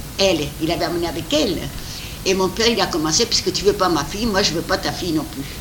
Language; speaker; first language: French; non-native, fluent; Armenian